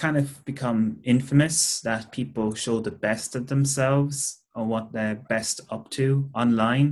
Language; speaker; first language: English; native; English